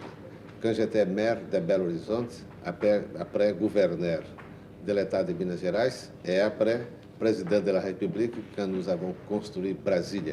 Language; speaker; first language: French; non-native, learner; Portuguese